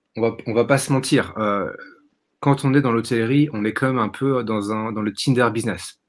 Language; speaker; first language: French; native; French